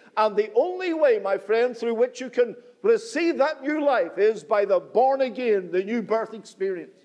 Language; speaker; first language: English; native; English